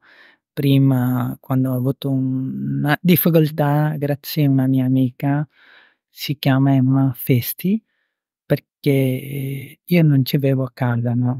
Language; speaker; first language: Italian; non-native, learner; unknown